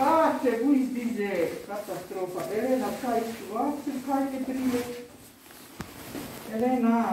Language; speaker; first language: German; non-native, learner; Filipino